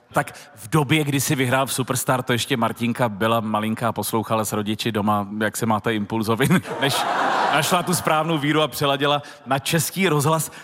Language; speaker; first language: Czech; native; Czech